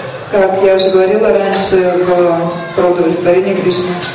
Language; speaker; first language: Russian; native; Russian